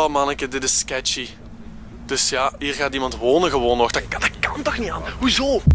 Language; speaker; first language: Dutch; native; Dutch